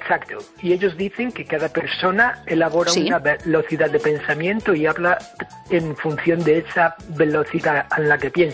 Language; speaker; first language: Spanish; non-native, fluent; English